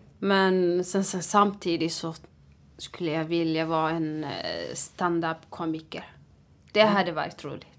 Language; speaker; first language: Swedish; non-native, fluent; Tigrinya